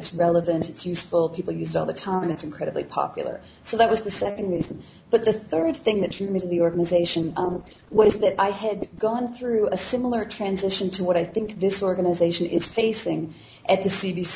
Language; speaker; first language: English; native; English